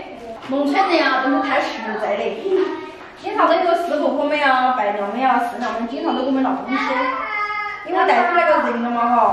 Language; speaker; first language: Chinese; native; Chinese